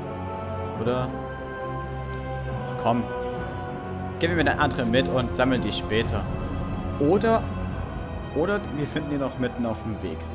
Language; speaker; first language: German; native; German